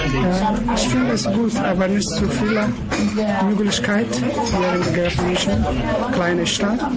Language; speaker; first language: German; non-native, learner; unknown